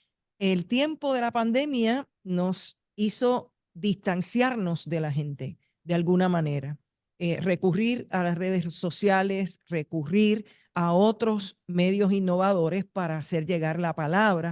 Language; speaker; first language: Spanish; native; Spanish